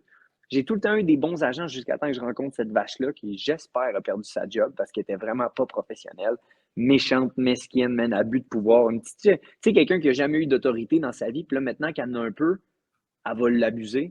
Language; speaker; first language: French; native; French